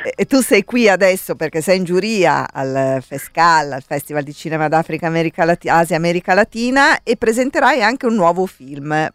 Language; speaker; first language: Italian; native; Italian